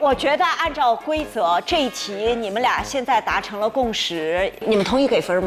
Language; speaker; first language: Chinese; native; Chinese